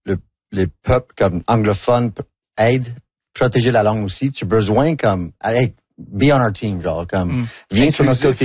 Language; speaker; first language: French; non-native, local second language; English